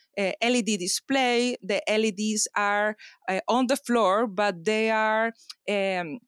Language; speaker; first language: English; non-native, fluent; Spanish